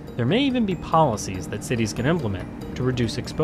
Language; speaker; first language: English; native; English